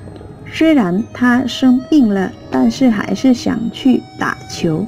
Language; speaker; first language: Chinese; non-native, fluent; Vietnamese